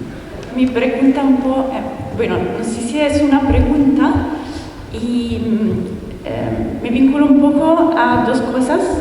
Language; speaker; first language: Spanish; non-native, fluent; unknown